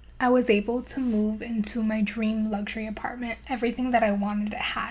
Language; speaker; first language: English; native; English